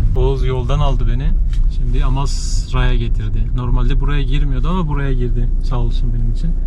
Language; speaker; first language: Turkish; native; Turkish